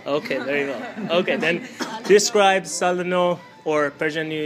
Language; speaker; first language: English; non-native, fluent; Persian